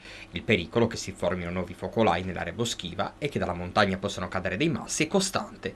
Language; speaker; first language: Italian; native; Italian